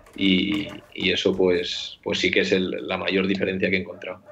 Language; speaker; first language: Spanish; native; Spanish